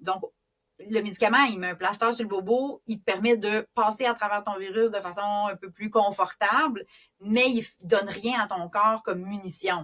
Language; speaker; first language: French; native; French